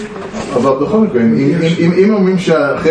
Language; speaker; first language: Hebrew; non-native, fluent; English